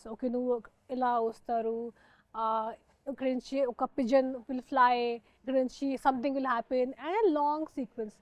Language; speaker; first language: Telugu; non-native, fluent; Hindi